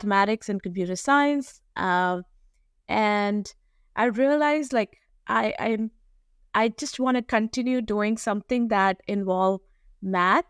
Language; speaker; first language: English; non-native, local second language; Hindi